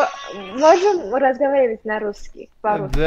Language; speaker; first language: Russian; non-native, learner; Armenian